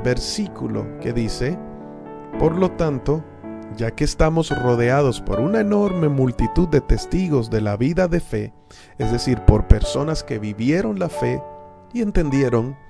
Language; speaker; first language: Spanish; native; Spanish